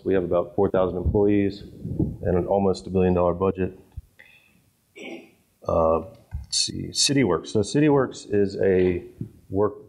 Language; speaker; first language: English; native; English